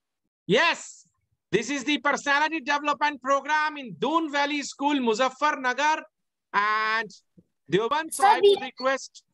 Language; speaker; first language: English; non-native, fluent; Hindi